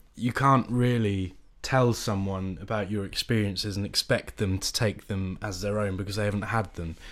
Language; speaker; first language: English; native; English